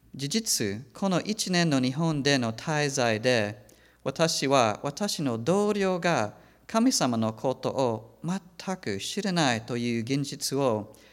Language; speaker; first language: Japanese; non-native, fluent; English